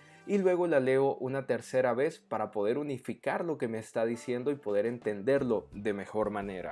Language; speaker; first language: Spanish; native; Spanish